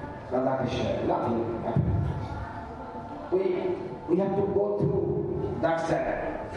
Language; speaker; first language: English; non-native, local second language; Bangla